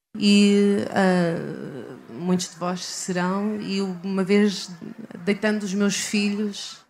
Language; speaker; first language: Portuguese; native; Portuguese